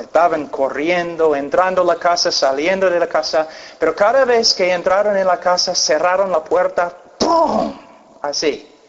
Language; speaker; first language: Spanish; non-native, fluent; English